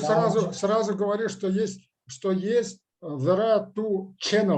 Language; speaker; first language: Russian; native; Russian